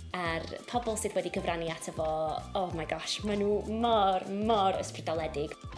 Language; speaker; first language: Welsh; non-native, local second language; English